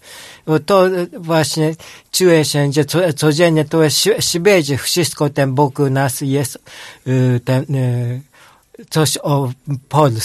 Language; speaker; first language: Polish; non-native, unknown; Japanese